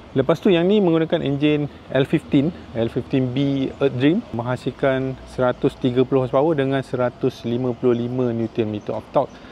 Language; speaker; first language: Malay; native; Malay